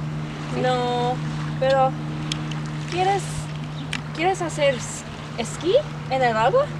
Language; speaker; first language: Spanish; non-native, learner; English